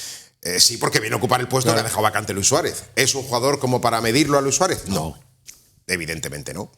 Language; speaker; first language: Spanish; native; Spanish